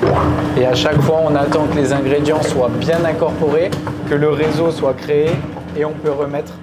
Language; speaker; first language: French; native; French